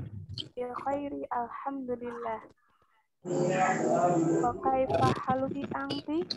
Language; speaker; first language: Arabic; non-native, learner; Indonesian